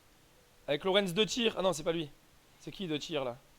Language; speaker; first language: French; native; French